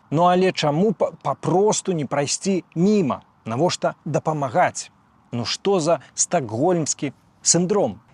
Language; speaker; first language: Belarusian; native; Belarusian